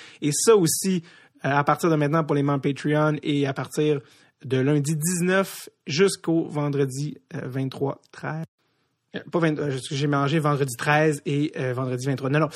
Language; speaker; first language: French; native; French